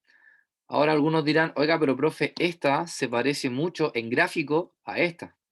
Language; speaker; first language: Spanish; native; Spanish